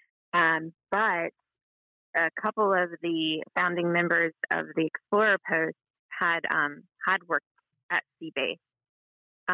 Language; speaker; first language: English; native; English